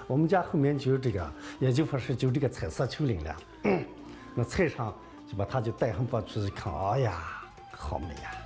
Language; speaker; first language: Chinese; native; Chinese